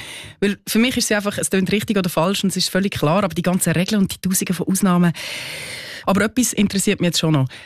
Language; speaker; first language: German; native; German